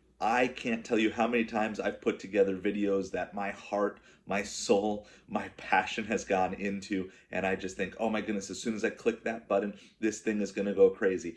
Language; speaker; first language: English; native; English